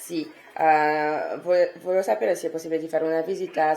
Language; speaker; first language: Italian; non-native, learner; French